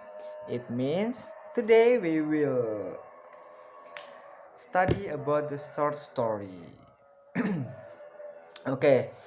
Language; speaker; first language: English; non-native, learner; Indonesian